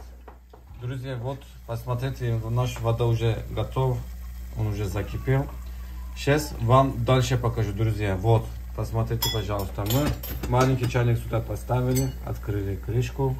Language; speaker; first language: Russian; non-native, learner; Turkish